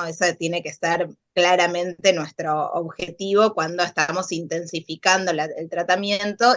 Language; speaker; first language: Spanish; native; Spanish